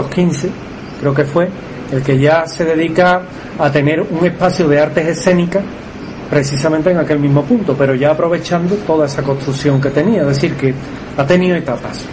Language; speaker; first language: Spanish; native; Spanish